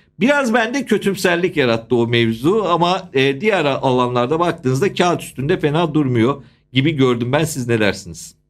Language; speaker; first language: Turkish; native; Turkish